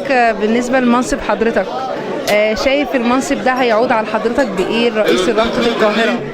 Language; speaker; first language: Arabic; native; Arabic